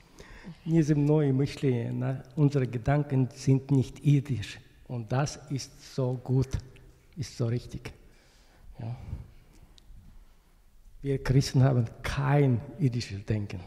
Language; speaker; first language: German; non-native, learner; Russian